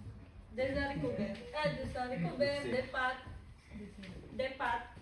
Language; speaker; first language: French; non-native, learner; Filipino